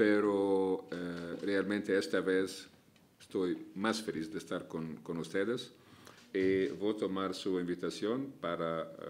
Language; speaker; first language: Spanish; non-native, fluent; Arabic